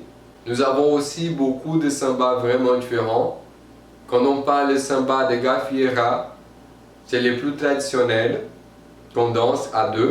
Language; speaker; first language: French; non-native, fluent; Portuguese